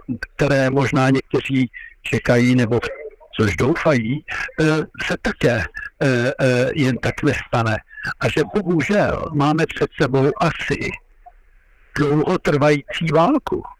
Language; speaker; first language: Czech; non-native, fluent; French